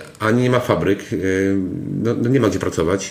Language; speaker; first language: Polish; native; Polish